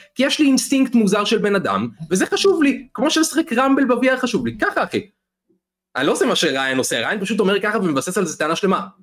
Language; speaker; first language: Hebrew; native; Hebrew